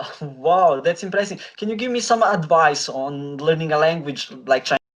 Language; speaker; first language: English; non-native, fluent; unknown